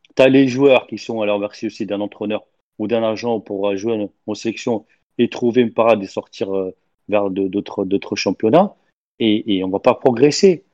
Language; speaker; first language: French; non-native, local second language; Arabic